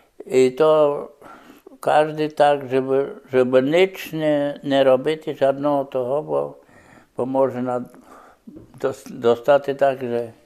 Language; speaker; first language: Polish; non-native, local second language; Rusyn